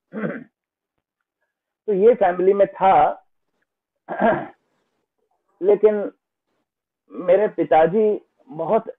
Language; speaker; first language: Hindi; non-native, local second language; Bangla